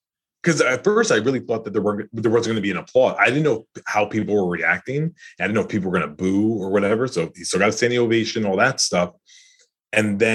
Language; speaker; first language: English; native; English